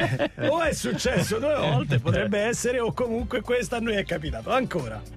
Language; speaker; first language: Italian; native; Italian